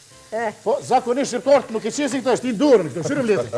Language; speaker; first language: Albanian; native; Albanian